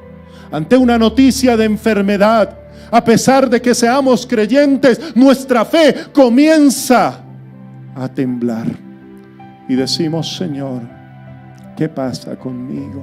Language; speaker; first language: Spanish; native; Spanish